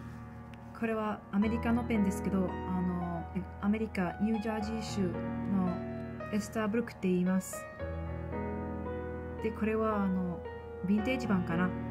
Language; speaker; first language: Japanese; non-native, fluent; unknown